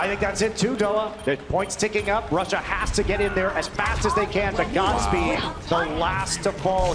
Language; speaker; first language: English; native; English